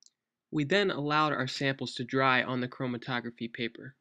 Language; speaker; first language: English; native; English